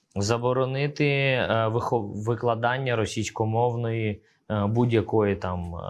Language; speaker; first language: Ukrainian; early bilingual, other home language; Russian